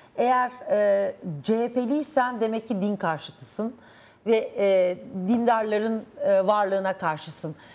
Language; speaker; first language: Turkish; native; Turkish